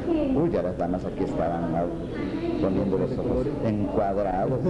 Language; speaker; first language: Spanish; native; Spanish